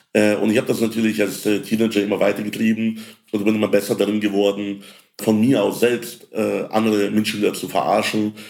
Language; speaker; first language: German; early bilingual, other home language; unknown